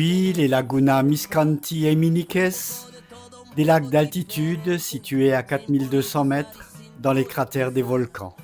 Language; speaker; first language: French; native; French